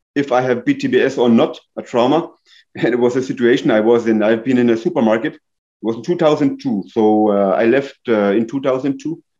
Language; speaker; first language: English; non-native, fluent; German